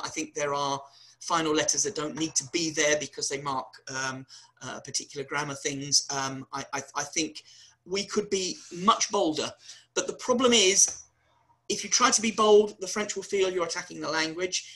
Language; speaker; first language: English; native; English